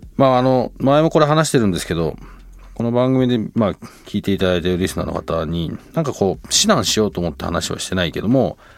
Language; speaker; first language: Japanese; native; Japanese